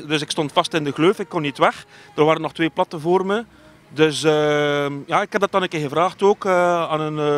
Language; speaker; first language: Dutch; native; Dutch